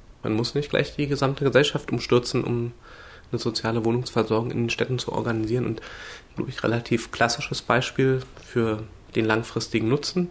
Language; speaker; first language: German; native; German